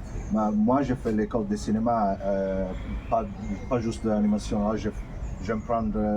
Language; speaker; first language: French; non-native, fluent; Italian